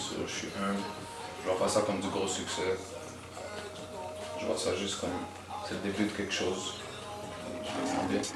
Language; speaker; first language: French; native; French